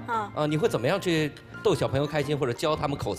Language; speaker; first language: Chinese; native; Chinese